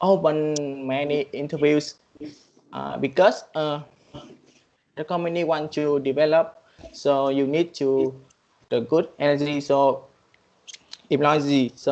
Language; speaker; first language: English; non-native, learner; Vietnamese